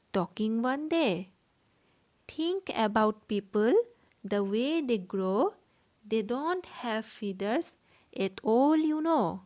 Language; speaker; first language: English; non-native, local second language; Assamese